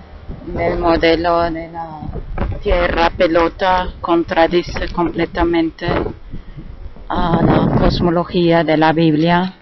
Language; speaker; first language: Spanish; non-native, fluent; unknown